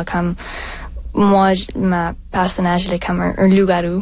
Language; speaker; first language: French; non-native, local second language; English